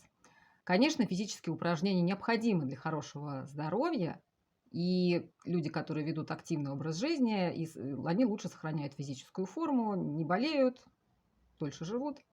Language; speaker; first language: Russian; native; Russian